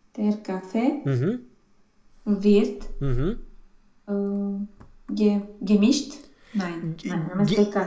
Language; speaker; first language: German; non-native, learner; Romanian